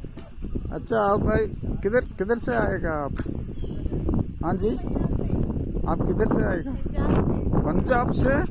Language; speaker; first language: Hindi; non-native, local second language; Tamil